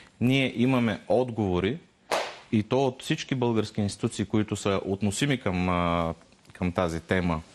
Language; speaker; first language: Bulgarian; non-native, local second language; Turkish